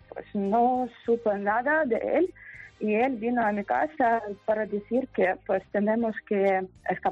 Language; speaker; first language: Spanish; non-native, fluent; Ukrainian